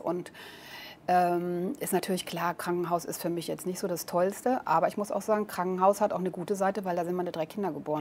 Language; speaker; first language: German; native; German